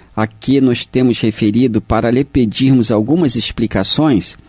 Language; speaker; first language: Portuguese; native; Portuguese